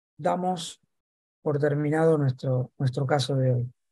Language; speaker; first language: Spanish; native; Spanish